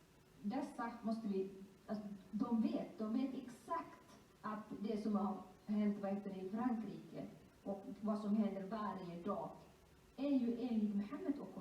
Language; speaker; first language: Swedish; non-native, fluent; Somali